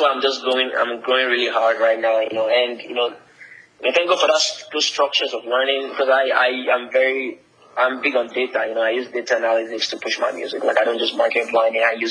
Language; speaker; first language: English; non-native, local second language; Yoruba